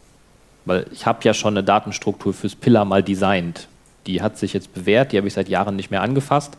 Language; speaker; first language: German; native; German